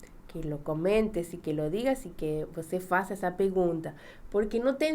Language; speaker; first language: Portuguese; non-native, fluent; Spanish